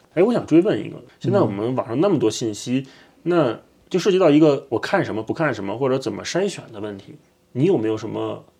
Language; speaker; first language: Chinese; native; Chinese